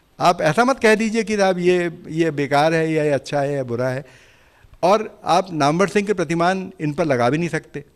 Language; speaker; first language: Hindi; native; Hindi